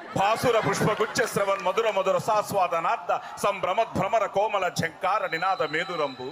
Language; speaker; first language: Telugu; native; Telugu